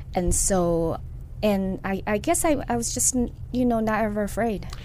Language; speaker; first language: English; early bilingual, other home language; Chinese